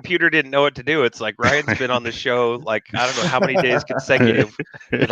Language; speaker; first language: English; native; English